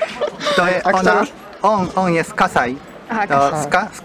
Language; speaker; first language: Polish; non-native, learner; Japanese